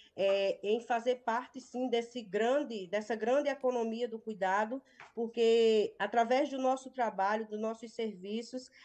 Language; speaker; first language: Portuguese; native; Portuguese